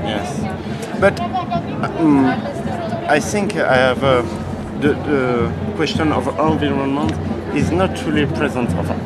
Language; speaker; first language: English; non-native, learner; French